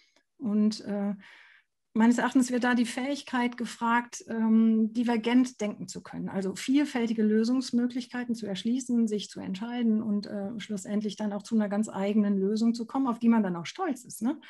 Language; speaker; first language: German; native; German